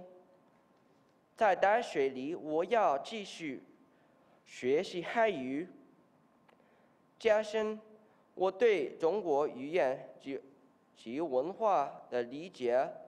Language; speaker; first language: Chinese; non-native, learner; English